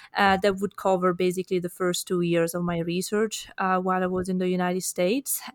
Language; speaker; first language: English; non-native, fluent; Italian